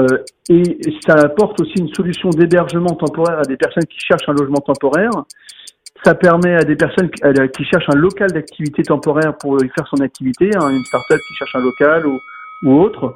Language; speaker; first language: French; native; French